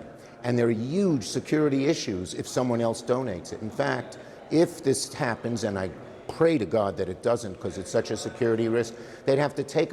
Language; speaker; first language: English; native; English